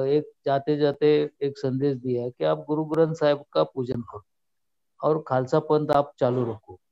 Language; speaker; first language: Hindi; non-native, local second language; Marathi